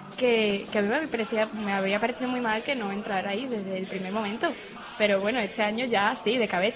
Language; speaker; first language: Spanish; native; Spanish